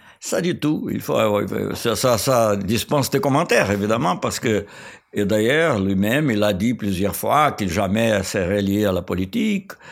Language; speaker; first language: French; non-native, fluent; Portuguese